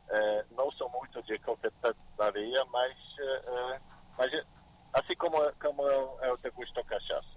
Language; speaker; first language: Portuguese; non-native, learner; Polish